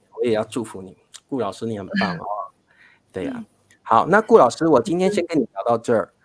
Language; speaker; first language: Chinese; native; Chinese